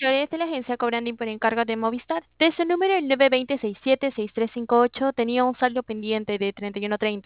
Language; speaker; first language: Spanish; native; Spanish